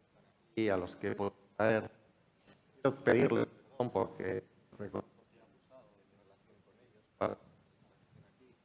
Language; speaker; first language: Spanish; native; Spanish